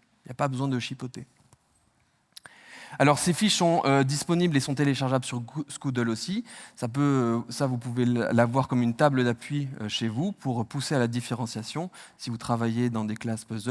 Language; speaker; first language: French; native; French